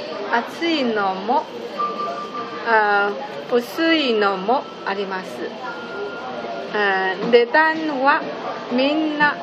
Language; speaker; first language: Japanese; non-native, learner; Chinese